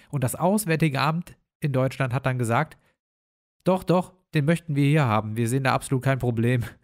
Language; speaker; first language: German; native; German